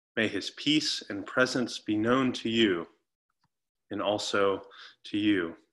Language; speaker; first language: English; native; English